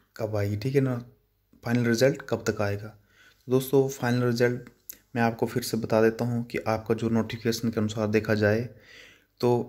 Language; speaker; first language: Hindi; native; Hindi